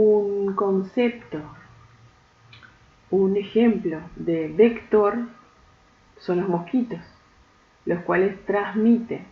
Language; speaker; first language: Spanish; native; Spanish